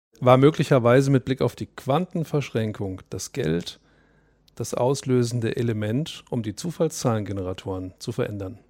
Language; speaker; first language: German; native; German